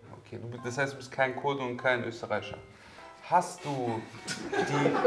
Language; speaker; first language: German; native; German